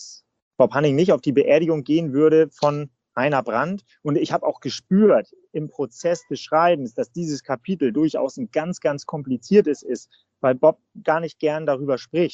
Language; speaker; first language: German; native; German